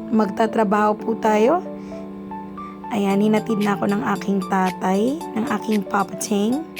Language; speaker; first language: Filipino; non-native, local second language; Bikol